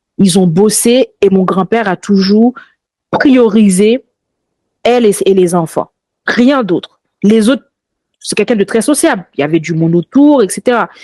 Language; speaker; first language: French; early bilingual, other home language; Haitian Creole